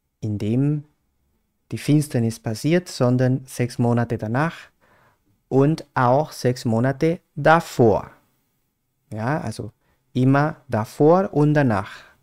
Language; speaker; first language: German; non-native, fluent; Spanish